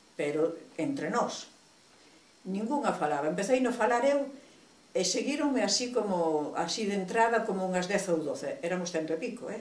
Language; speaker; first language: Galician; native; Galician